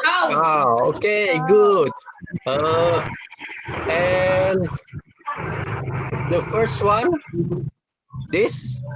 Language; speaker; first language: English; non-native, fluent; Indonesian